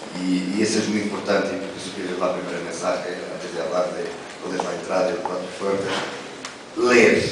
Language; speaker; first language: Spanish; non-native, fluent; Portuguese